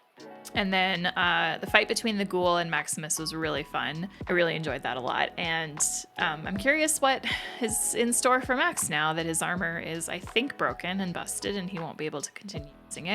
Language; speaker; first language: English; native; English